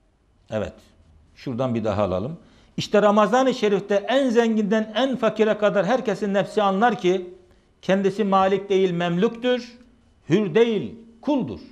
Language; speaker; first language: Turkish; native; Turkish